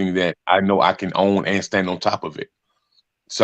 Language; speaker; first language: English; native; English